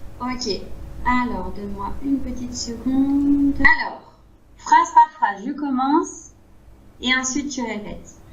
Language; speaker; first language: French; native; French